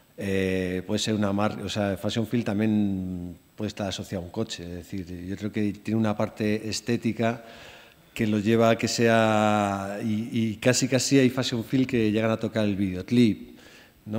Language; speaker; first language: Spanish; native; Spanish